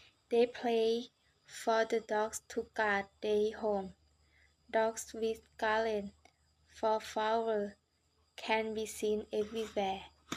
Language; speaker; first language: English; non-native, learner; Thai